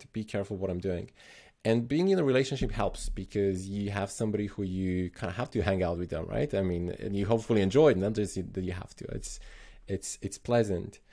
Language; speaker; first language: English; non-native, fluent; Slovenian